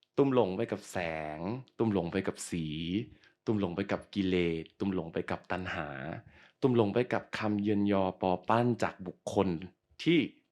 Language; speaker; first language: Thai; native; Thai